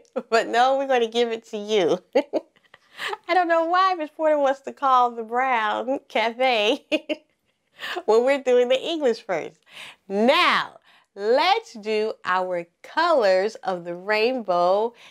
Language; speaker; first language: English; native; English